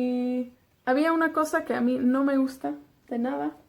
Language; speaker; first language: Spanish; non-native, fluent; Welsh